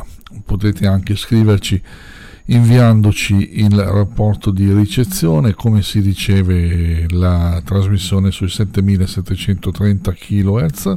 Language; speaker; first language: Italian; native; Italian